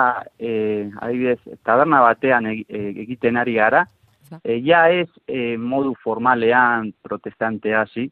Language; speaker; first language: Basque; non-native, fluent; Spanish